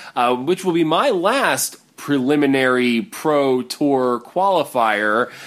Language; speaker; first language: English; native; English